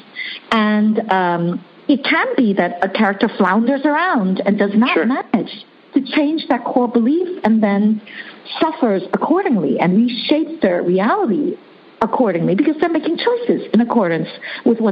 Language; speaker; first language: English; early bilingual, other home language; Chinese